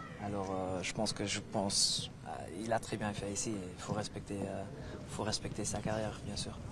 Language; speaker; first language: French; non-native, fluent; Dutch